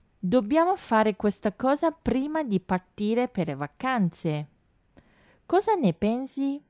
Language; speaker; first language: Italian; non-native, fluent; Chinese